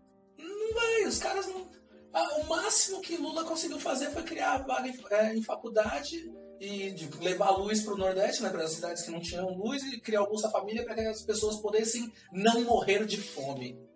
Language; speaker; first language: Portuguese; native; Portuguese